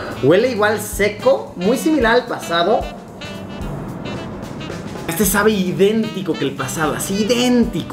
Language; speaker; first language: Spanish; native; Spanish